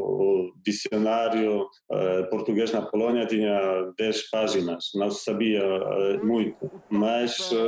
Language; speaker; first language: Portuguese; non-native, fluent; Polish